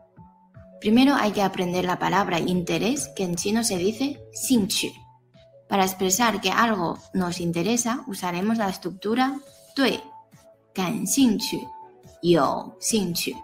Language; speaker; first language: Spanish; non-native, fluent; Chinese